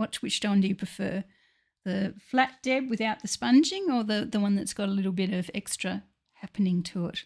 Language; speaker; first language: English; native; English